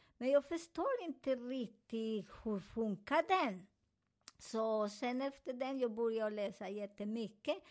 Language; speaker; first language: Swedish; non-native, learner; Spanish